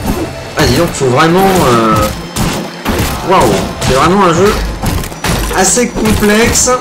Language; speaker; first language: French; native; French